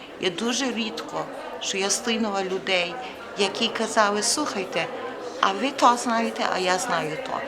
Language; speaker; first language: Ukrainian; early bilingual, heritage; Ukrainian